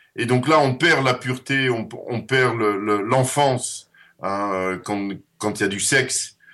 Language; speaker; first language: French; non-native, fluent; Dutch